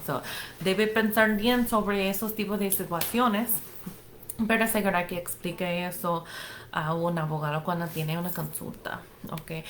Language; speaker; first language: Spanish; non-native, fluent; English